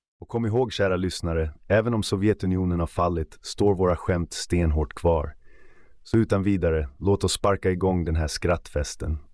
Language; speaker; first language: Swedish; native; Swedish